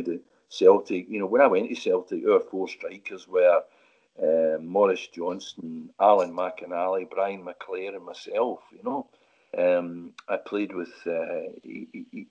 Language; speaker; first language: English; native; English